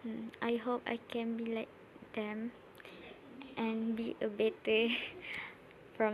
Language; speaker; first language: English; non-native, learner; Malay